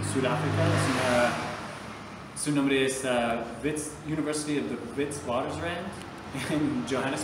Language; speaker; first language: Spanish; non-native, learner; English